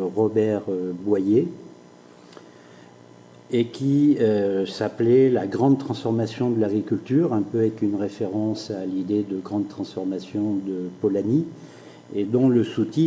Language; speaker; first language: French; native; French